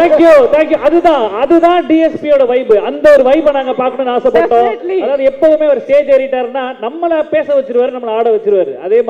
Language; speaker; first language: Tamil; native; Tamil